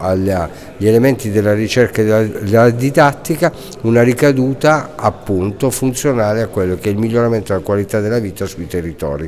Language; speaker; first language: Italian; native; Italian